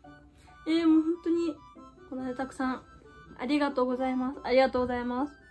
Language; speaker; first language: Japanese; native; Japanese